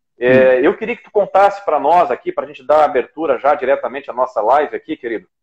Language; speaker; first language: Portuguese; native; Portuguese